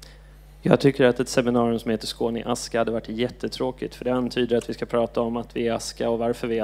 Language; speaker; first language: Swedish; native; Swedish